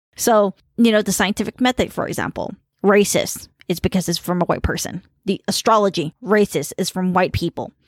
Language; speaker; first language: English; early bilingual, other home language; Khmer